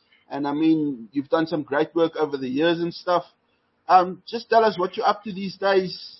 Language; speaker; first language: English; non-native, local second language; Afrikaans